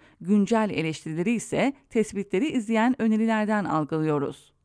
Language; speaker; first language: Turkish; native; Turkish